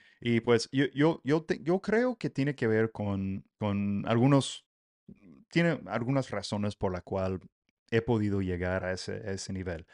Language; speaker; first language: Spanish; non-native, fluent; English